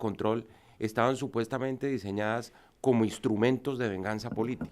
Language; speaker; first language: Spanish; native; Spanish